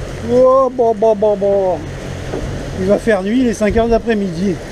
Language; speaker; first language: French; native; French